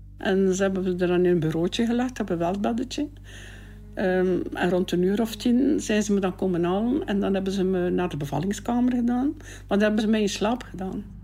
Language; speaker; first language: Dutch; native; Dutch